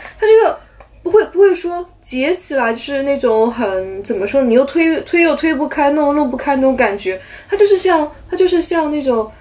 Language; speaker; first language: Chinese; native; Chinese